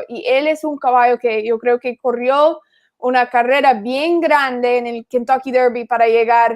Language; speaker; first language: Spanish; non-native, fluent; English